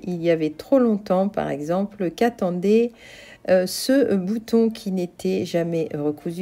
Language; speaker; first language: French; native; French